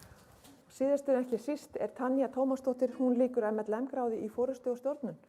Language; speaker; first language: Icelandic; native; Icelandic